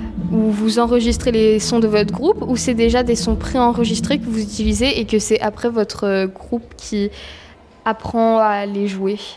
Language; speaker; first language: French; native; French